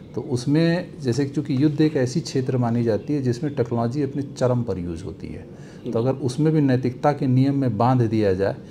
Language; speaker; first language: Hindi; native; Hindi